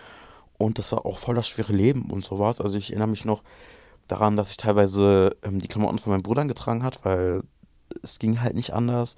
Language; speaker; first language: German; early bilingual, other home language; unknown